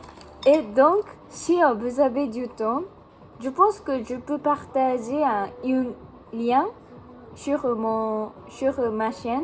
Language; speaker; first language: French; non-native, learner; Japanese